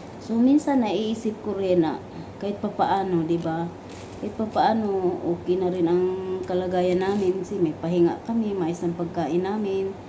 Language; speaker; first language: Filipino; non-native, local second language; Cebuano